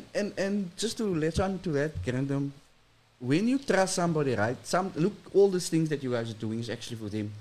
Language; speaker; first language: English; non-native, local second language; Afrikaans